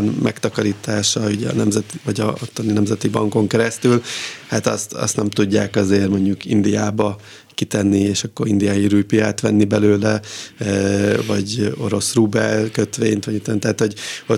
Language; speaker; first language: Hungarian; native; Hungarian